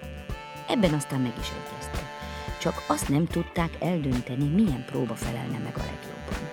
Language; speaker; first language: Hungarian; native; Hungarian